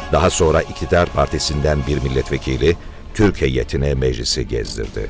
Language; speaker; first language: Turkish; native; Turkish